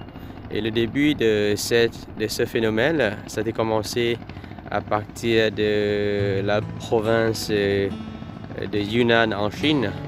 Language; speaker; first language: French; non-native, fluent; Vietnamese